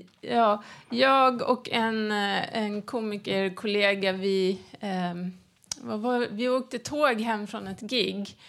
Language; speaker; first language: Swedish; native; Swedish